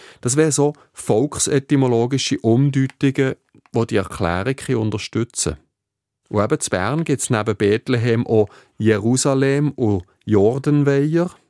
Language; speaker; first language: German; native; German